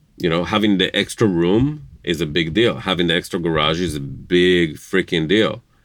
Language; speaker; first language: English; non-native, fluent; Hebrew